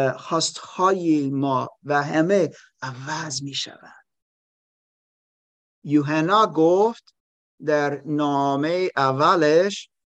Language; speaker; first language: Persian; non-native, learner; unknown